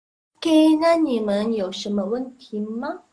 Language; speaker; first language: Chinese; non-native, local second language; Indonesian